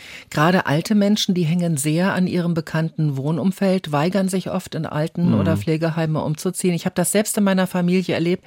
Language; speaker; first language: German; native; German